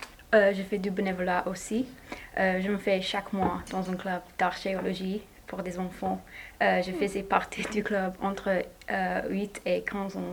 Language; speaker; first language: French; non-native, learner; English